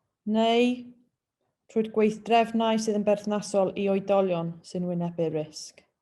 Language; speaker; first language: Welsh; native; Welsh